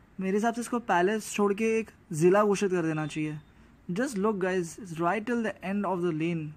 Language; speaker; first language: Hindi; native; Hindi